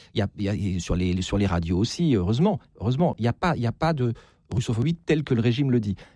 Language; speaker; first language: French; native; French